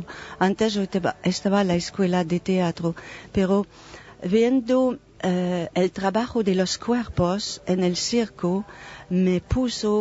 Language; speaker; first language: Spanish; non-native, fluent; French